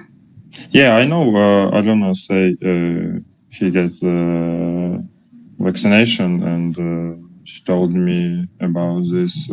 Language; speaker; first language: English; non-native, learner; Russian